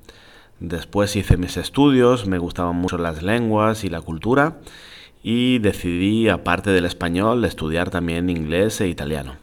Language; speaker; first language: Spanish; non-native, fluent; French